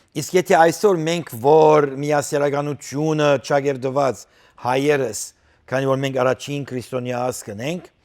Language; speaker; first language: Armenian; early bilingual, heritage; Armenian